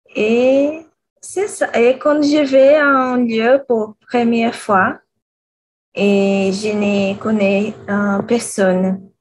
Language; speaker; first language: French; non-native, learner; Portuguese